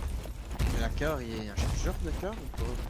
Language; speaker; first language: French; native; French